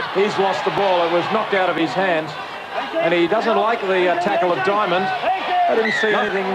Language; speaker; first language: English; native; English